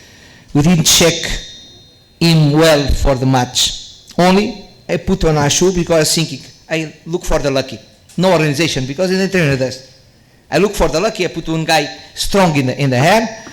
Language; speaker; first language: English; non-native, learner; Portuguese